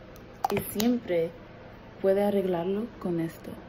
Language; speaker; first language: Spanish; early bilingual, heritage; Spanish